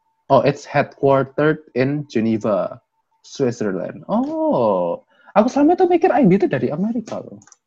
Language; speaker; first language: Indonesian; native; Indonesian